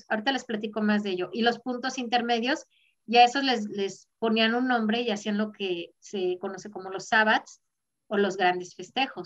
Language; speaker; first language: Spanish; native; Spanish